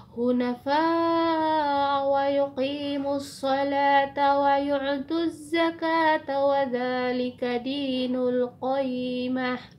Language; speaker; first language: Arabic; non-native, learner; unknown